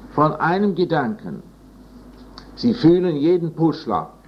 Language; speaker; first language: German; non-native, fluent; English